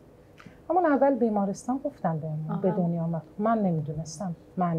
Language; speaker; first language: Persian; native; Persian